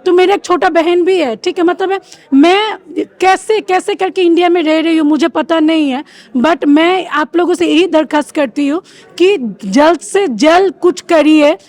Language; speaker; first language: Hindi; non-native, fluent; Bangla